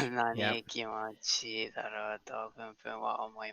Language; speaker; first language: Japanese; non-native, learner; English